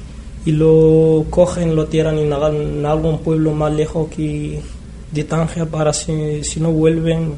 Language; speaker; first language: Spanish; non-native, learner; Arabic